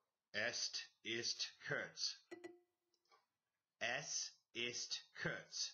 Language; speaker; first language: German; non-native, learner; English